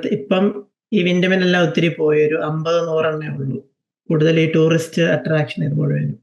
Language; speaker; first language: Malayalam; native; Malayalam